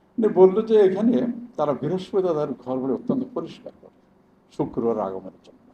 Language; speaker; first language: Bangla; native; Bangla